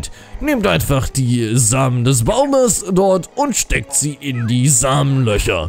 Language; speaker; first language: German; native; German